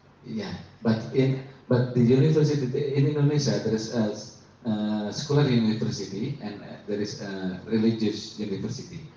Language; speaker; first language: English; non-native, learner; Indonesian